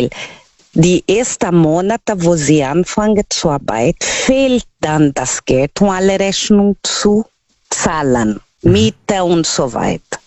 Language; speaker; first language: German; non-native, learner; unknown